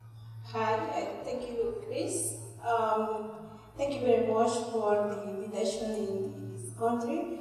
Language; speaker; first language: English; non-native, learner; Spanish